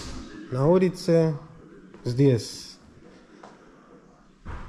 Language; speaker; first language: Russian; non-native, learner; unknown